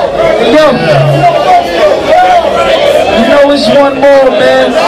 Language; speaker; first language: English; native; English